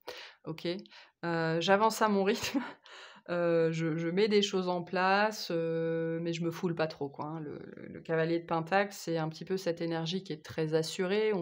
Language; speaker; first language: French; native; French